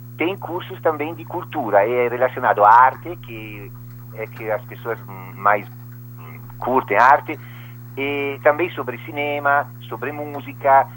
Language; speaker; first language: Portuguese; non-native, fluent; Italian